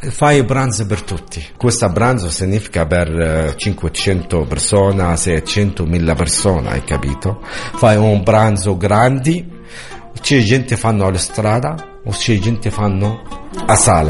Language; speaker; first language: Italian; non-native, learner; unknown